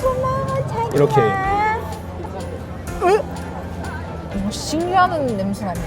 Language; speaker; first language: Korean; non-native, learner; Japanese